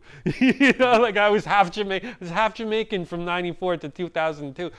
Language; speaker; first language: English; native; English